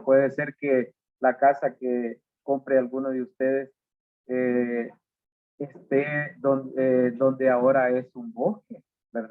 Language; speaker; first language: Spanish; native; Spanish